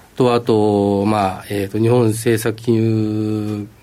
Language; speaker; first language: Japanese; native; Japanese